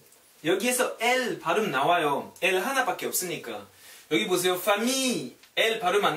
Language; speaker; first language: Korean; non-native, fluent; French